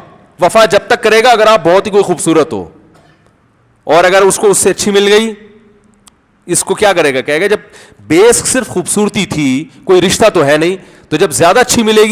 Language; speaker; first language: Urdu; native; Urdu